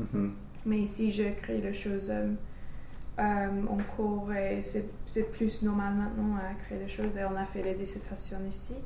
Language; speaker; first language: French; non-native, fluent; English